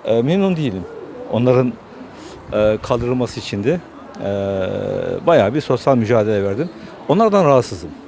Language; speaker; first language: Turkish; native; Turkish